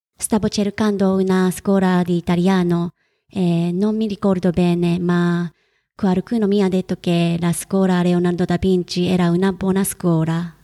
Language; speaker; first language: Italian; non-native, fluent; Japanese